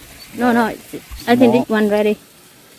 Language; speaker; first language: English; non-native, learner; Vietnamese